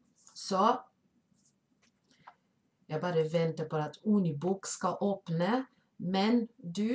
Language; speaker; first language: Norwegian; non-native, fluent; Spanish